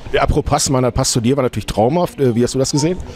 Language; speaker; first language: German; native; German